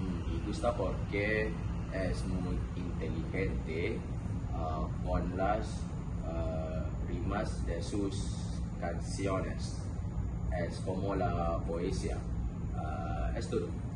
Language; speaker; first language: Spanish; non-native, learner; Malay